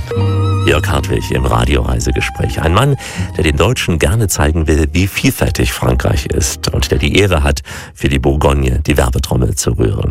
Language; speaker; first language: German; native; German